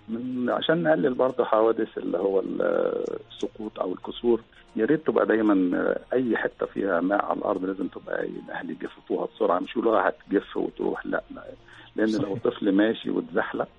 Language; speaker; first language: Arabic; native; Arabic